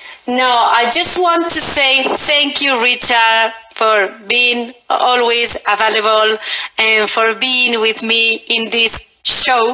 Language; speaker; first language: English; non-native, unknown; Spanish